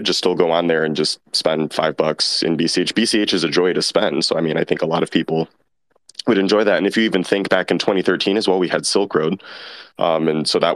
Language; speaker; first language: English; native; English